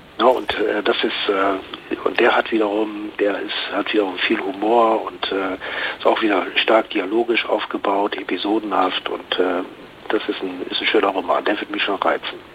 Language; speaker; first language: German; native; German